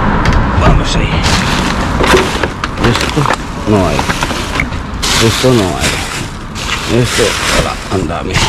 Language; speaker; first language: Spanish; non-native, learner; Filipino